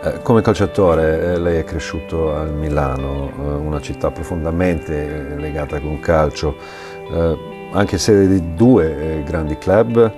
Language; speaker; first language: Italian; non-native, fluent; Slovenian